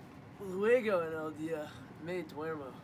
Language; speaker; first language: Spanish; non-native, learner; English